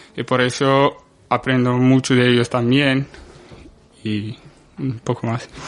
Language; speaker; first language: Spanish; non-native, fluent; Arabic